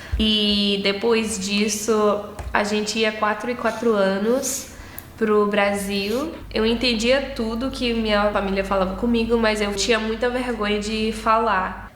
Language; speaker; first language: Portuguese; early bilingual, heritage; English